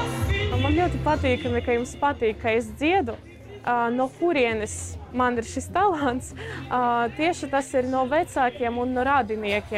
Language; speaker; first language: Latvian; early bilingual, other home language; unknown